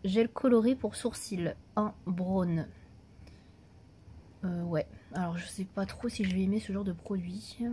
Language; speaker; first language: French; native; French